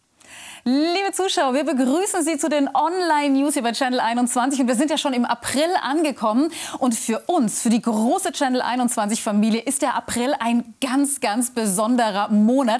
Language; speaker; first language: German; native; German